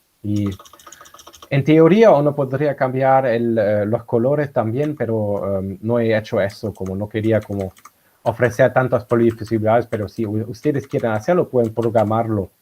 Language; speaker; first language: Spanish; non-native, fluent; German